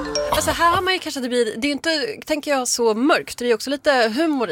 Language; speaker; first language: Swedish; native; Swedish